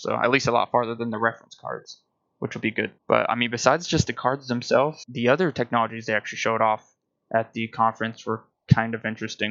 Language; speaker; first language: English; native; English